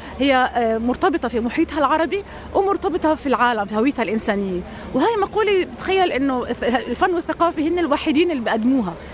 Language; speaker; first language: Arabic; native; Arabic